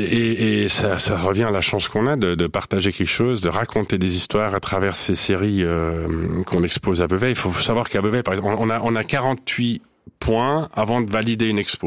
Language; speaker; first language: French; non-native, local second language; Swiss German